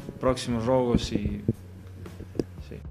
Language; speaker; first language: Portuguese; non-native, learner; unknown